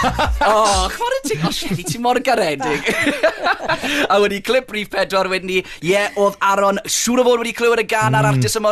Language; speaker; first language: Welsh; native; Welsh